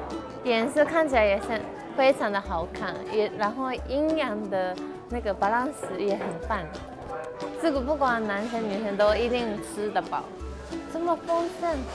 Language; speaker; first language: Chinese; non-native, fluent; Japanese